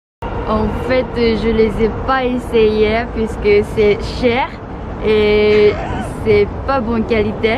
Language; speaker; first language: French; non-native, fluent; Japanese